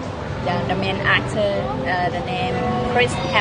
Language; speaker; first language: English; non-native, learner; Vietnamese